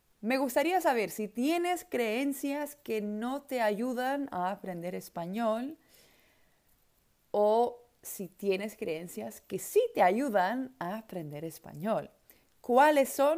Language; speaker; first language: Spanish; non-native, fluent; Dutch